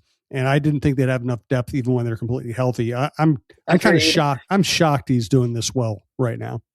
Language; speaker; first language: English; native; English